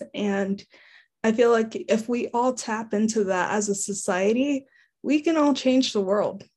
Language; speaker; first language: English; early bilingual, other home language; Haitian Creole